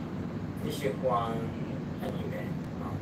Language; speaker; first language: Chinese; non-native, learner; Japanese